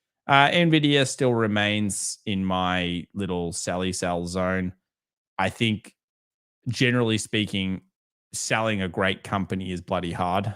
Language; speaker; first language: English; native; English